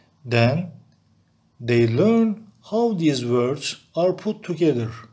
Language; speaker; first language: English; non-native, fluent; Turkish